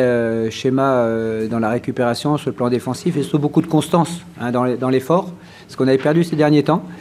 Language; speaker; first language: French; native; French